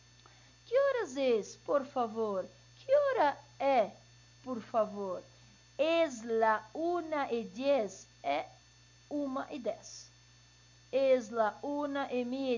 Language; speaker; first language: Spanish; non-native, learner; Portuguese